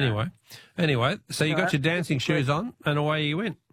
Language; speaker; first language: English; native; English